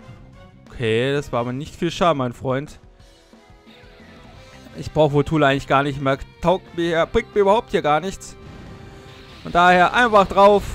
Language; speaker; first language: German; native; German